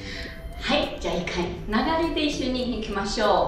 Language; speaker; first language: Japanese; non-native, fluent; Chinese